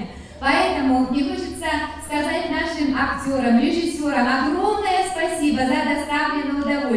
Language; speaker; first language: Russian; native; Russian